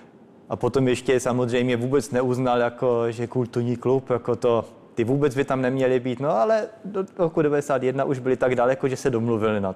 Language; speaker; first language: Czech; early bilingual, heritage; Czech